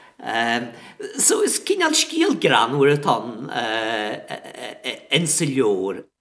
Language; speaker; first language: Irish; native; Irish